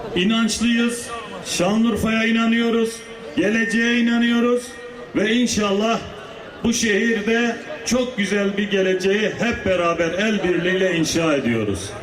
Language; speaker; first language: Turkish; native; Turkish